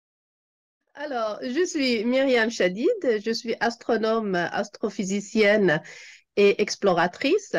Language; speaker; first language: French; non-native, local second language; Arabic